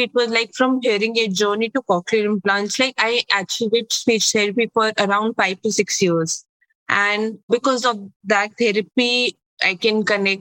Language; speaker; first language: English; non-native, local second language; Hindi